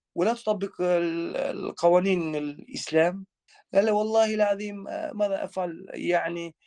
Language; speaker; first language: Arabic; non-native, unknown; Albanian